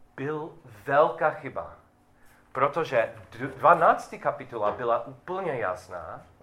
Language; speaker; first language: Czech; non-native, learner; English